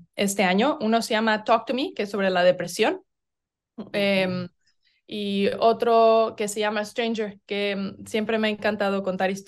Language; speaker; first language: Spanish; native; Spanish